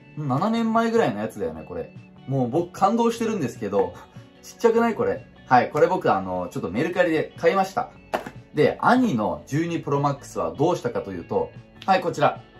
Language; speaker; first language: Japanese; non-native, fluent; Turkish